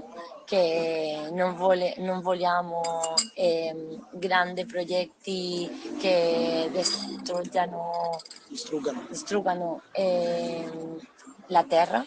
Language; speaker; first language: Italian; non-native, learner; Spanish